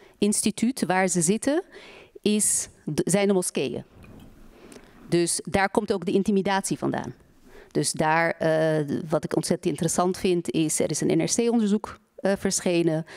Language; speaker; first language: Dutch; native; Dutch